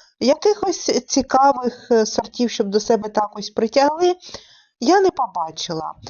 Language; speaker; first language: Ukrainian; native; Ukrainian